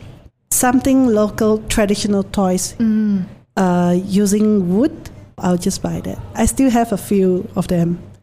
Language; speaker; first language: English; non-native, local second language; Min Nan Chinese